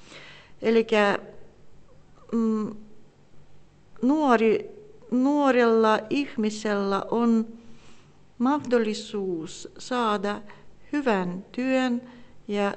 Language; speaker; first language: Finnish; non-native, fluent; Russian